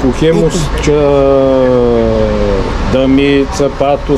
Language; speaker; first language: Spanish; non-native, learner; Filipino